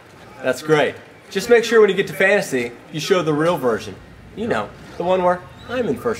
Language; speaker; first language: English; native; English